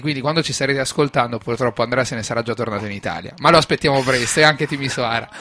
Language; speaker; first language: Italian; native; Italian